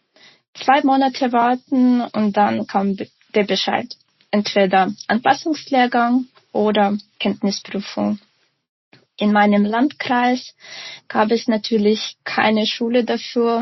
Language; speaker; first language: German; non-native, fluent; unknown